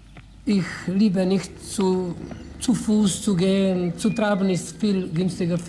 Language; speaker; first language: German; non-native, fluent; Czech